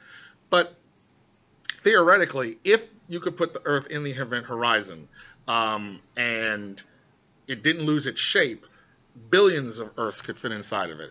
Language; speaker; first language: English; native; English